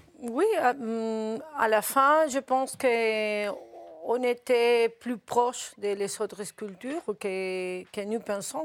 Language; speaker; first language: French; non-native, learner; Spanish